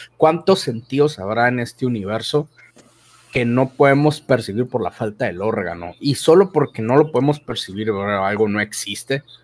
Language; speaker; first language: Spanish; native; Spanish